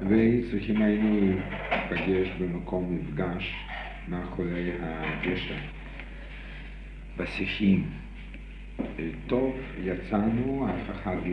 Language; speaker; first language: Hebrew; non-native, fluent; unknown